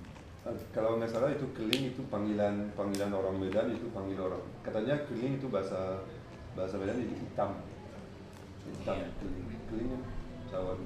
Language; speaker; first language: Indonesian; non-native, fluent; French